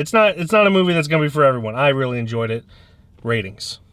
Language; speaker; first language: English; native; English